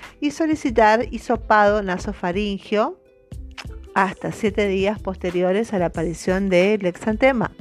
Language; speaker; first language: Spanish; native; Spanish